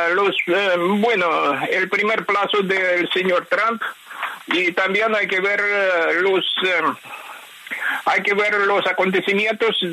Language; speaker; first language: Spanish; non-native, fluent; Ukrainian